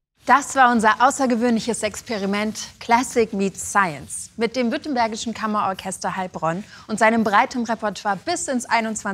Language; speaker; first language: German; native; German